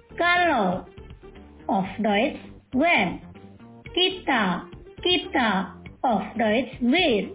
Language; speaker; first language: German; non-native, fluent; Indonesian